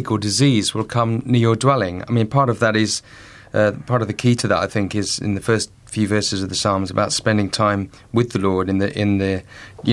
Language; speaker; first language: English; native; English